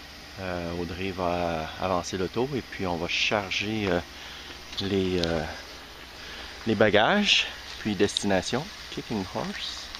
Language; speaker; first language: French; native; French